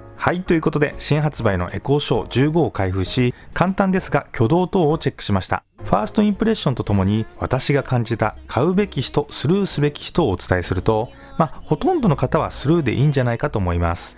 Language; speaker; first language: Japanese; native; Japanese